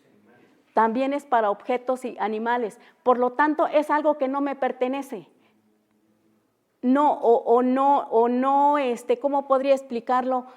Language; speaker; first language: Spanish; non-native, local second language; Mixtepec Mixtec